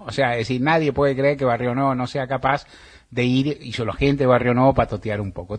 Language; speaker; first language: Spanish; native; Spanish